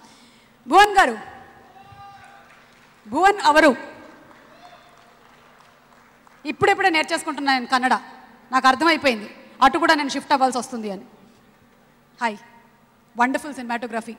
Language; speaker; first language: Telugu; native; Telugu